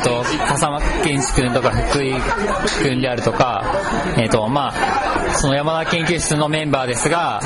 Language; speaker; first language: Japanese; native; Japanese